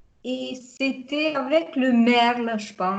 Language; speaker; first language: French; non-native, fluent; Hungarian